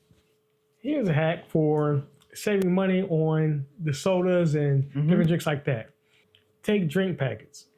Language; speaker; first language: English; native; English